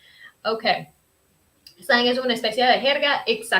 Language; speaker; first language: Spanish; early bilingual, heritage; Spanish